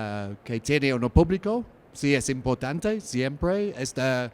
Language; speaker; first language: Spanish; non-native, learner; English